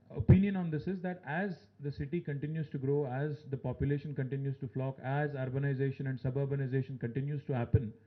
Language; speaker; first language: English; non-native, local second language; Telugu